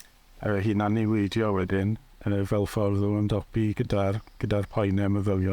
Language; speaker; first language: Welsh; native; Welsh